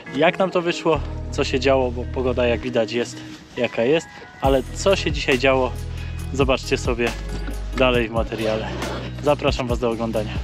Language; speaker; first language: Polish; native; Polish